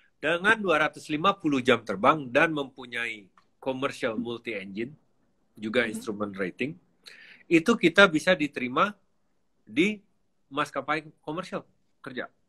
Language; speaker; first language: Indonesian; native; Indonesian